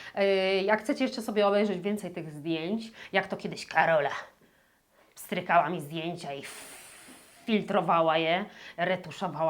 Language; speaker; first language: Polish; native; Polish